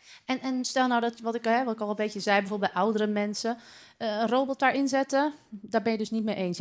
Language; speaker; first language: Dutch; native; Dutch